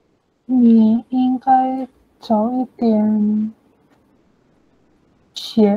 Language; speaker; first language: Chinese; non-native, learner; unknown